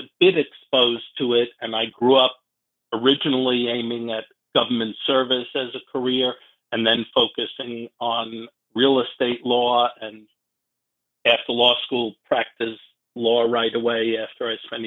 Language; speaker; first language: English; native; English